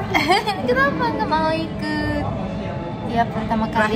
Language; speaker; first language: Indonesian; non-native, fluent; Japanese